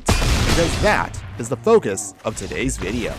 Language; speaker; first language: English; native; English